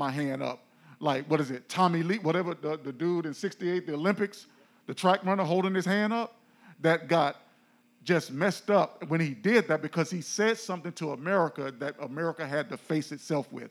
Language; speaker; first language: English; native; English